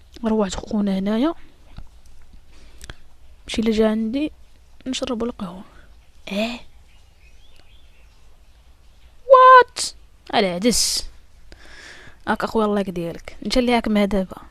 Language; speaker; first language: Arabic; native; Arabic